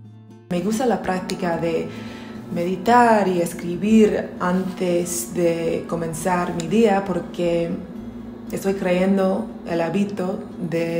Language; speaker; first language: Spanish; non-native, learner; English